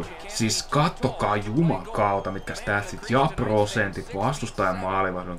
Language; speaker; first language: Finnish; native; Finnish